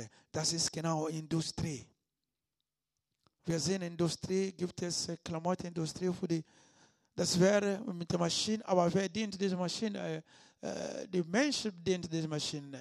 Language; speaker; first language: German; non-native, learner; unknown